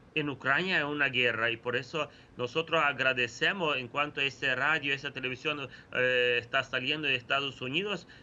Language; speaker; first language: Spanish; non-native, fluent; Ukrainian